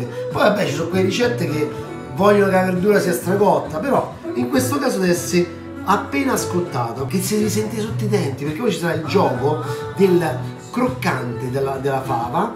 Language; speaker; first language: Italian; native; Italian